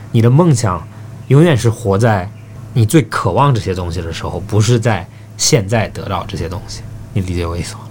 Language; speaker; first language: Chinese; early bilingual, heritage; Chinese